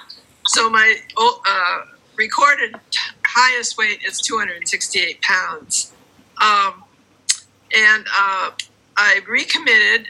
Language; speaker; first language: English; native; English